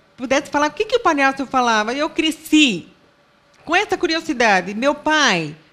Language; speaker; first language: Portuguese; non-native, local second language; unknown